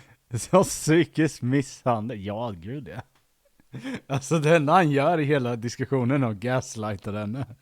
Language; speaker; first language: Swedish; native; Swedish